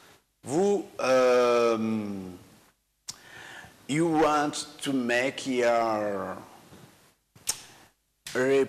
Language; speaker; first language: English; non-native, learner; Malagasy